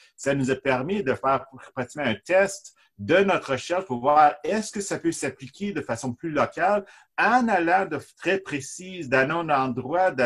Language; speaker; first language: French; native; French